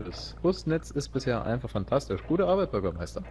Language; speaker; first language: German; native; German